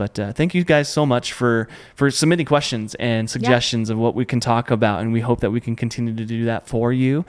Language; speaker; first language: English; native; English